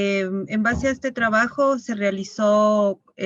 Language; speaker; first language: Spanish; native; Spanish